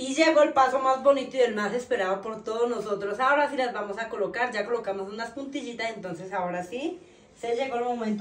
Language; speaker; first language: Spanish; native; Spanish